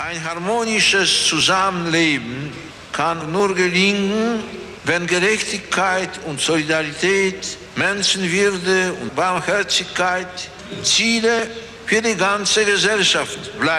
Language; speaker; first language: German; non-native, fluent; Polish